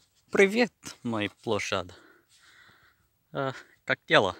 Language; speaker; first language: Russian; non-native, learner; English